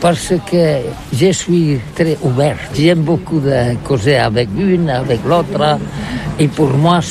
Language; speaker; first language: French; non-native, learner; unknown